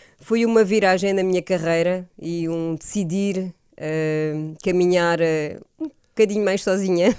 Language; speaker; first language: Portuguese; early bilingual, heritage; Portuguese